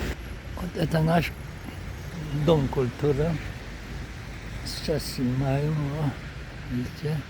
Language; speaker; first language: Russian; non-native, learner; Avaric